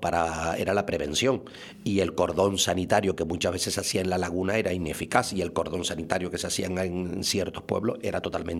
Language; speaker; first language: Spanish; native; Spanish